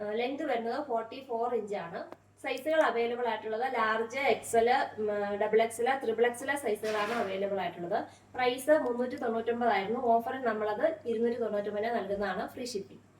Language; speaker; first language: Malayalam; native; Malayalam